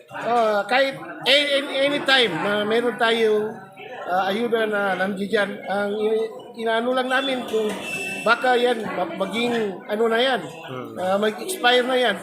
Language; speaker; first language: Filipino; non-native, local second language; Maguindanaon